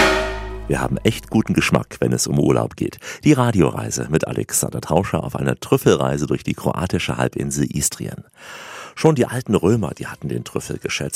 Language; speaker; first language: German; native; German